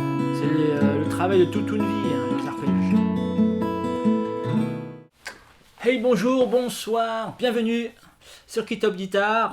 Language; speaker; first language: French; native; French